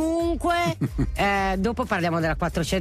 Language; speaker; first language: Italian; native; Italian